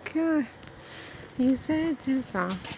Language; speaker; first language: French; non-native, learner; English